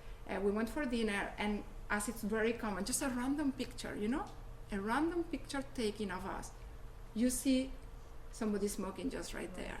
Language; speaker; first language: English; non-native, fluent; Spanish